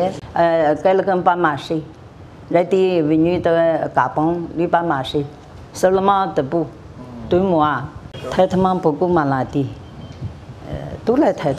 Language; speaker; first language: French; non-native, learner; Chinese